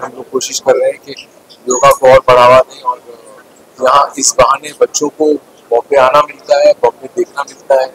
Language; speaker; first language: Hindi; native; Hindi